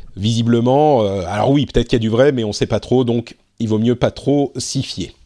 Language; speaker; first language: French; native; French